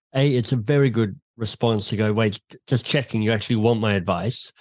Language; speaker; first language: English; native; English